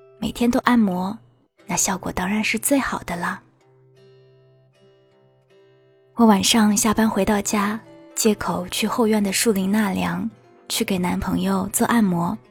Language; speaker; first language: Chinese; native; Chinese